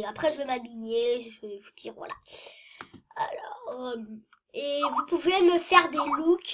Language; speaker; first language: French; native; French